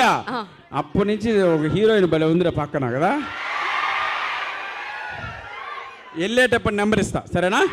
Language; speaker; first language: Telugu; native; Telugu